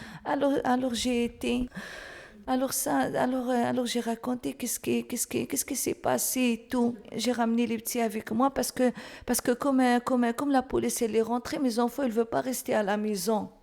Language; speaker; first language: French; non-native, learner; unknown